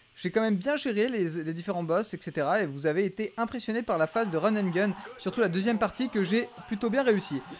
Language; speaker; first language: French; native; French